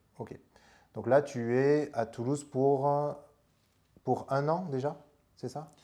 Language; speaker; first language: French; native; French